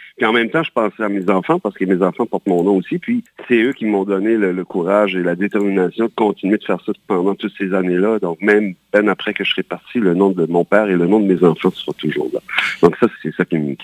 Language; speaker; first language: French; native; French